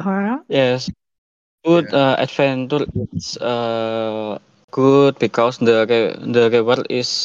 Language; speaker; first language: English; non-native, learner; Indonesian